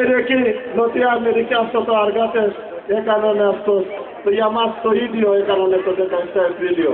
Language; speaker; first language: Greek; non-native, learner; Bangla